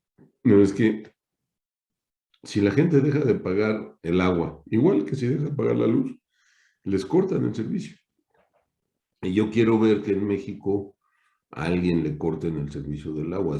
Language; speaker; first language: Spanish; native; Spanish